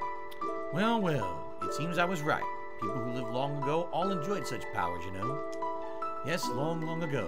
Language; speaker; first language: English; native; English